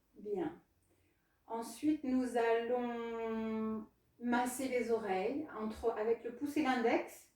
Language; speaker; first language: French; non-native, fluent; Spanish